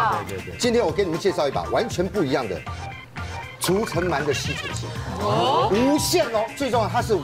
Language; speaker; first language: Chinese; native; Chinese